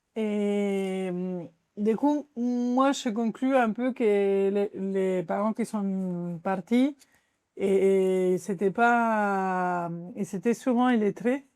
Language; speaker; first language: French; non-native, fluent; Spanish